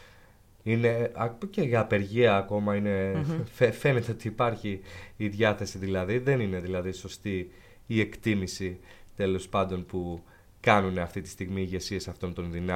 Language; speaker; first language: Greek; native; Greek